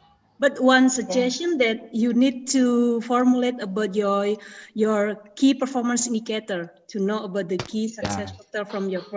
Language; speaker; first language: English; non-native, fluent; Indonesian